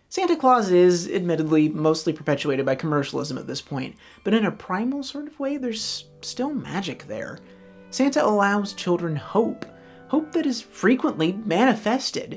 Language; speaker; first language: English; native; English